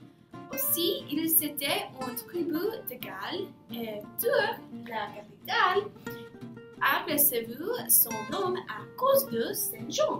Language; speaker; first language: French; non-native, learner; English